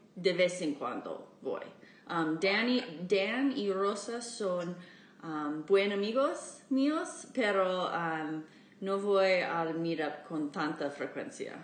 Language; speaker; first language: Spanish; non-native, fluent; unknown